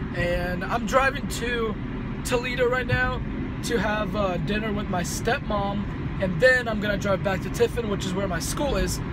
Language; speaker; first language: English; early bilingual, other home language; Russian